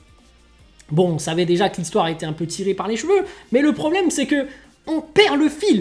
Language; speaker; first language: French; native; French